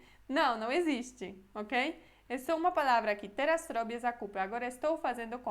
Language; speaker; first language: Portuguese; non-native, fluent; Polish